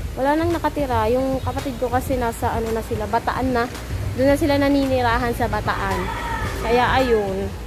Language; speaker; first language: Filipino; non-native, local second language; Bikol